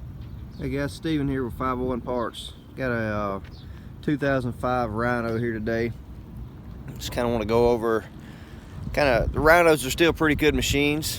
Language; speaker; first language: English; native; English